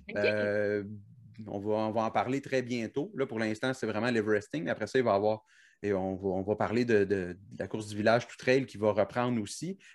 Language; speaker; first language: French; native; French